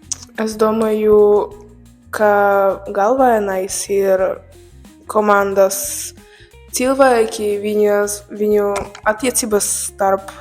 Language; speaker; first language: Latvian; non-native, local second language; Russian